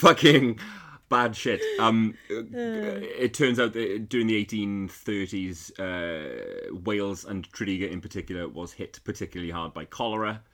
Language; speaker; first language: English; native; English